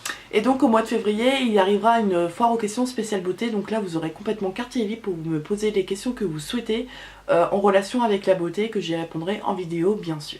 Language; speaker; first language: French; native; French